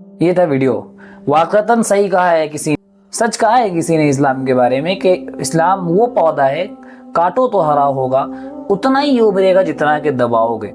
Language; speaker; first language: Urdu; native; Urdu